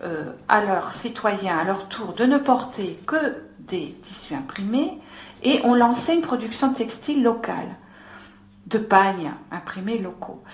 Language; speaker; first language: French; native; French